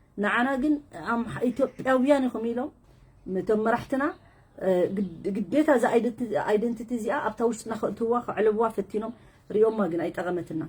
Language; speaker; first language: Tigrinya; native; Tigrinya